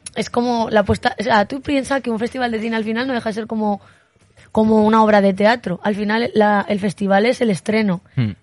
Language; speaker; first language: Spanish; native; Spanish